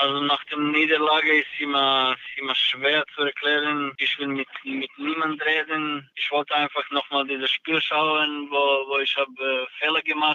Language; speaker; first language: German; non-native, learner; Serbian